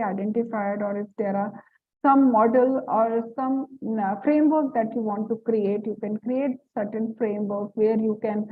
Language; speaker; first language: English; non-native, local second language; Hindi